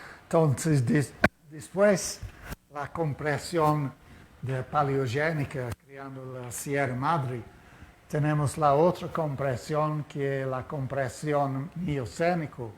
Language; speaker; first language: Spanish; non-native, fluent; Portuguese